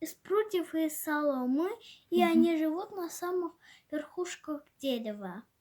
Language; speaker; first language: Russian; native; Russian